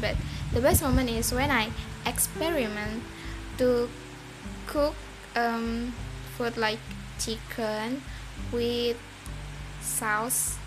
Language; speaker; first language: English; non-native, learner; Indonesian